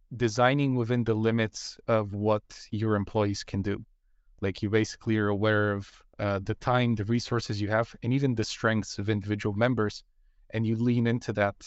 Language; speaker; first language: English; non-native, fluent; Bulgarian